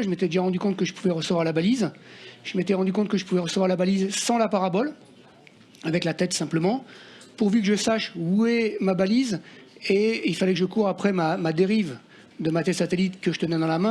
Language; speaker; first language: French; native; French